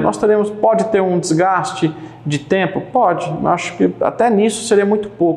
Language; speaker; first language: Portuguese; native; Portuguese